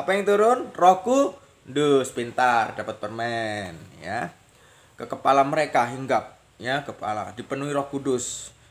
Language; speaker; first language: Indonesian; native; Indonesian